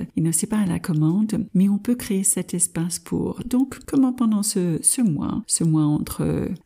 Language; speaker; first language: French; non-native, fluent; English